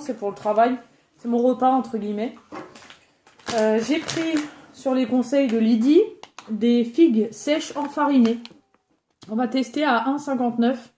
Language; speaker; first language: French; native; French